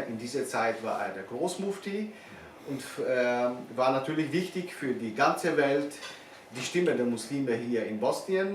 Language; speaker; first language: German; non-native, fluent; Bosnian